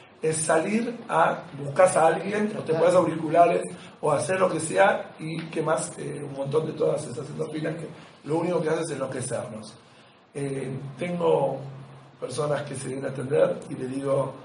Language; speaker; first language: Spanish; native; Spanish